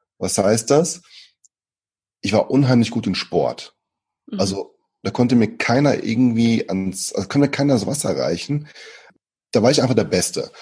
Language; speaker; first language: German; early bilingual, other home language; Portuguese